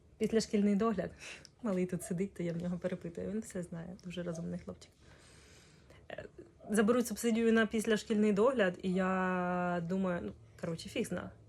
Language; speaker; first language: Ukrainian; non-native, local second language; Russian